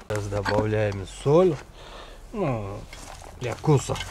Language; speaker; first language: Russian; non-native, local second language; Uyghur